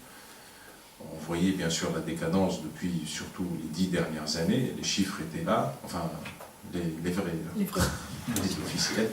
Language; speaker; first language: French; non-native, local second language; Arabic